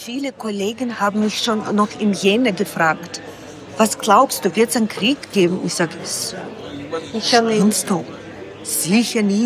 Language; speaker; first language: German; non-native, fluent; Russian